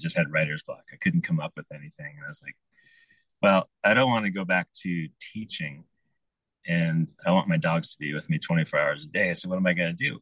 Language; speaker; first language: English; native; English